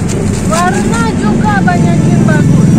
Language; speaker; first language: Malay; non-native, learner; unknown